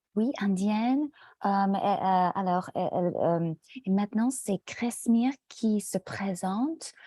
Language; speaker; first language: French; non-native, fluent; English